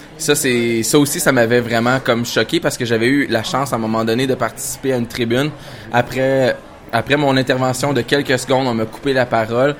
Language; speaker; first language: French; native; French